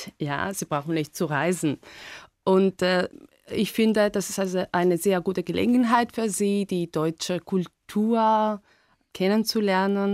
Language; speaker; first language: German; non-native, fluent; Greek